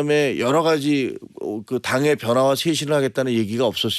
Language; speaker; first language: Korean; native; Korean